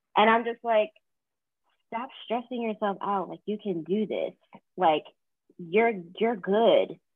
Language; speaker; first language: English; native; English